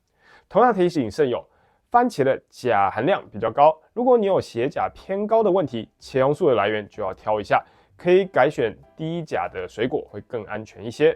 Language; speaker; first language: Chinese; native; Chinese